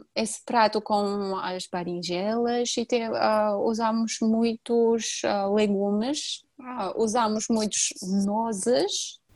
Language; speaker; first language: Portuguese; non-native, fluent; Georgian